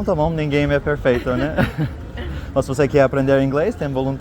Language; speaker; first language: Portuguese; non-native, learner; English